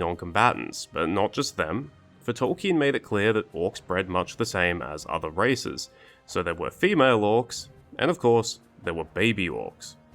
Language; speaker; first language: English; native; English